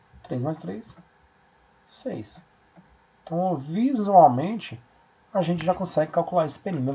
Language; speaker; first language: Portuguese; native; Portuguese